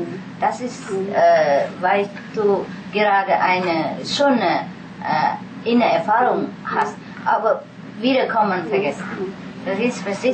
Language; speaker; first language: German; non-native, fluent; Vietnamese